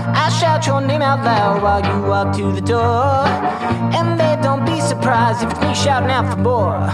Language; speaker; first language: English; native; English